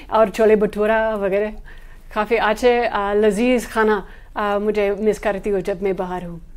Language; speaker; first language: Hindi; non-native, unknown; English